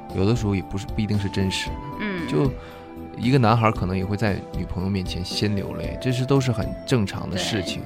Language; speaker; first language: Chinese; native; Chinese